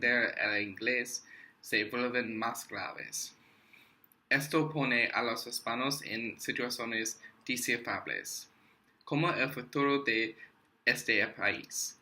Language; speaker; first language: Spanish; non-native, learner; English